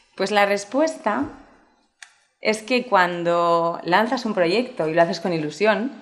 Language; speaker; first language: Spanish; native; Spanish